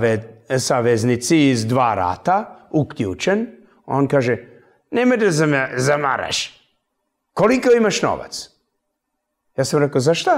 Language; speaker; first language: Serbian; early bilingual, heritage; English